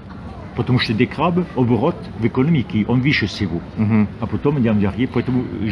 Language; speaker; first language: Russian; non-native, fluent; French